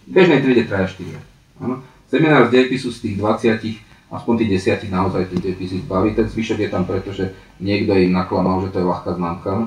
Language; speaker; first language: Slovak; non-native, local second language; Hungarian